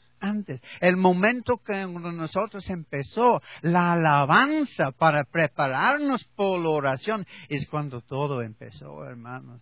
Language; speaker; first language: Spanish; non-native, learner; English